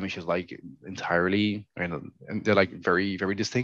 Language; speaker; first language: English; non-native, fluent; Dutch